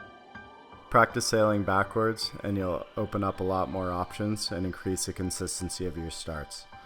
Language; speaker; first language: English; native; English